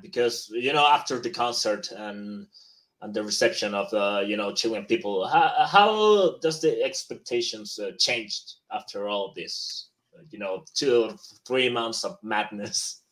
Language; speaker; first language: English; non-native, fluent; Spanish